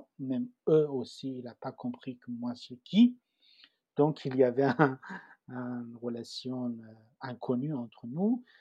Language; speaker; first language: French; non-native, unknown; Persian